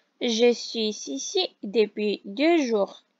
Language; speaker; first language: French; non-native, fluent; Armenian